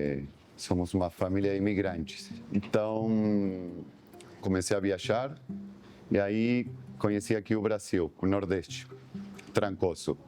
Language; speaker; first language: Portuguese; non-native, fluent; Spanish